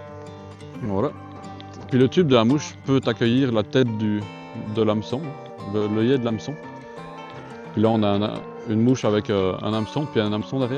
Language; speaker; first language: French; native; French